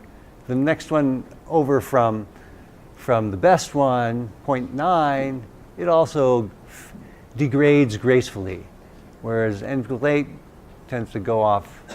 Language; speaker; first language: English; native; English